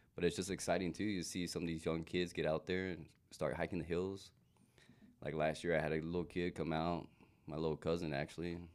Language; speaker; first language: English; native; English